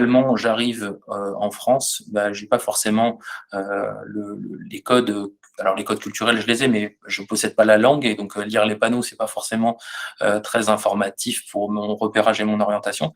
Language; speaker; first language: French; native; French